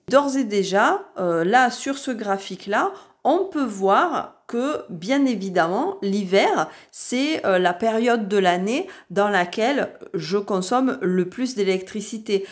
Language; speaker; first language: French; native; French